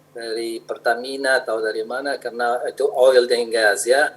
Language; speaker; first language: Indonesian; non-native, fluent; Arabic